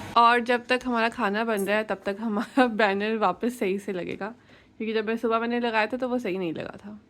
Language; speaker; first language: Urdu; native; Urdu